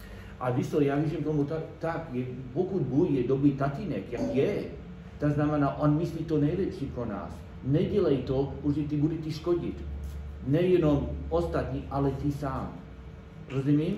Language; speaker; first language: Czech; non-native, learner; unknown